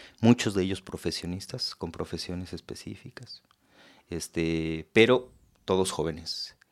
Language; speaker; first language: Spanish; native; Spanish